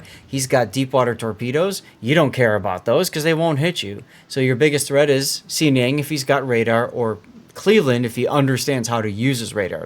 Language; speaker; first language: English; native; English